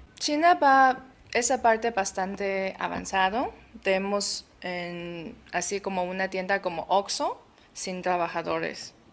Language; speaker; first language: Spanish; non-native, fluent; Chinese